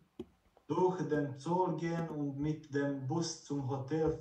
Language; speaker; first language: German; non-native, learner; Bosnian